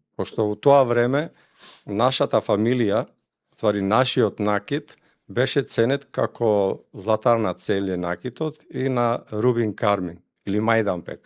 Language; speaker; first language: Macedonian; non-native, local second language; Albanian